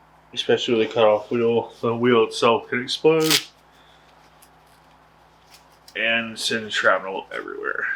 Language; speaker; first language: English; native; English